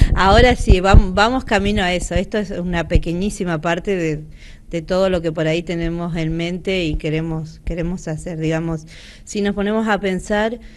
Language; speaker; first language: Spanish; native; Spanish